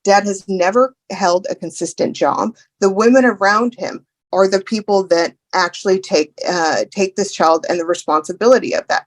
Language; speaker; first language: English; native; English